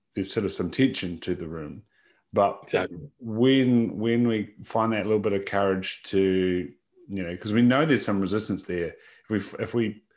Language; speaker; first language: English; native; English